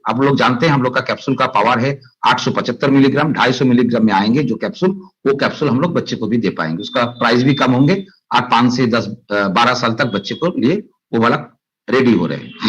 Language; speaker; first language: Hindi; non-native, local second language; Bangla